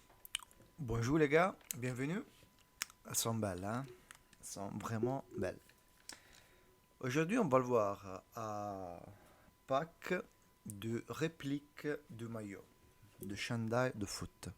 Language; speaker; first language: French; non-native, learner; Italian